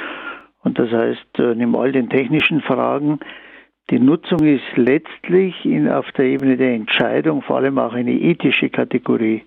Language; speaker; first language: German; native; German